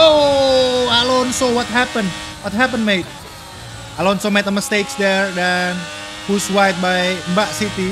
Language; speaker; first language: English; non-native, fluent; Indonesian